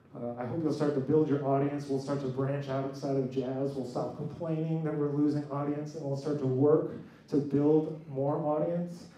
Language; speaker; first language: English; native; English